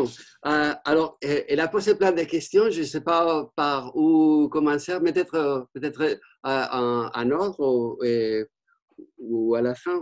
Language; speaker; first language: French; non-native, fluent; Spanish